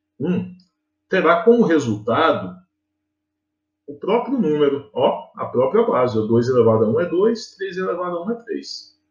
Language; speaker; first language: Portuguese; native; Portuguese